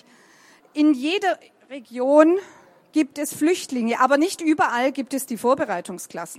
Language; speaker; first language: German; native; German